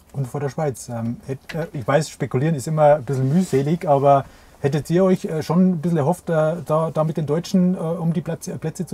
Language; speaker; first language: German; native; German